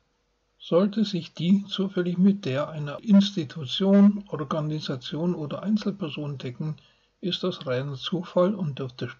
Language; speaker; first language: German; native; German